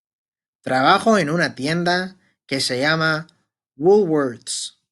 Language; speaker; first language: Spanish; non-native, fluent; Arabic